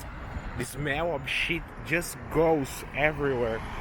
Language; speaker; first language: English; non-native, local second language; Portuguese